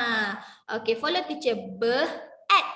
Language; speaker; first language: English; non-native, local second language; Malay